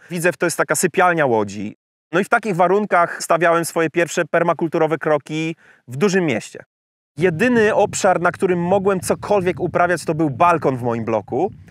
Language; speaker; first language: Polish; native; Polish